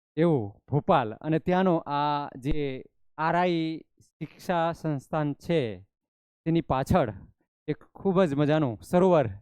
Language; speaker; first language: Gujarati; non-native, local second language; Rathawi